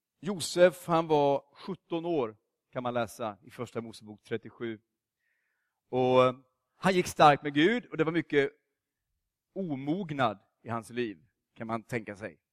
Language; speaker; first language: Swedish; native; Swedish